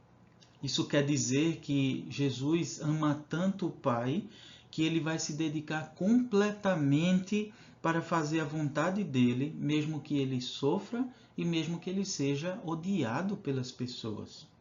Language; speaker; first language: Portuguese; native; Portuguese